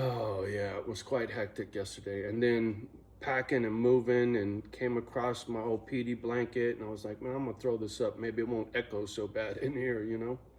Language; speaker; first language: English; native; English